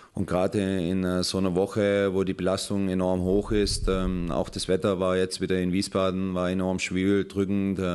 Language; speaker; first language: German; native; German